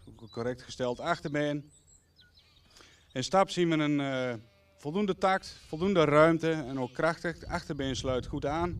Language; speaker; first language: Dutch; native; Dutch